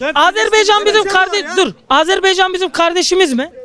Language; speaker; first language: Turkish; native; Turkish